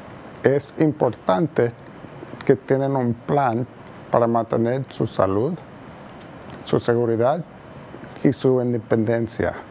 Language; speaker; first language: Spanish; non-native, fluent; English